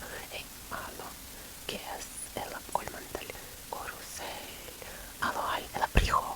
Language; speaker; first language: Estonian; non-native, learner; Russian